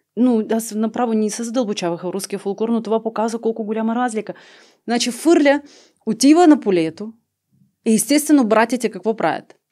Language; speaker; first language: Bulgarian; early bilingual, heritage; Bulgarian